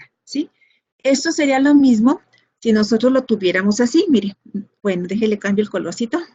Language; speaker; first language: Spanish; native; Spanish